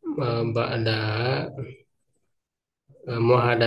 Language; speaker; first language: Arabic; non-native, fluent; Indonesian